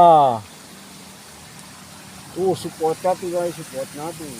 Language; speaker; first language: Indonesian; non-native, local second language; Sundanese